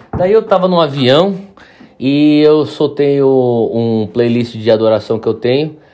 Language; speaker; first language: Portuguese; native; Portuguese